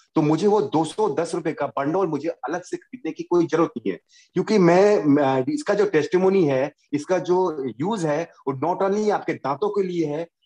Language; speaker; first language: Hindi; non-native, local second language; Bangla